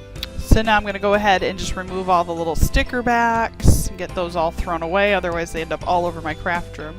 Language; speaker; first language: English; native; English